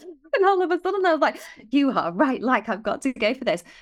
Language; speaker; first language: English; native; English